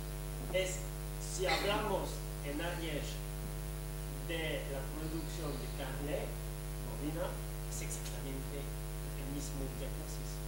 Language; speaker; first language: Spanish; non-native, fluent; French